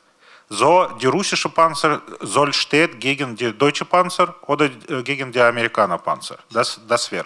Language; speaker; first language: German; non-native, learner; Russian